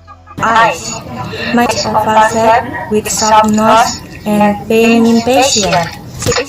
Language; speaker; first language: English; non-native, learner; Indonesian